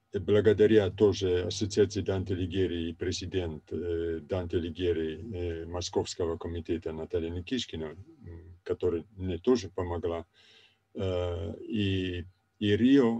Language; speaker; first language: Russian; non-native, fluent; Italian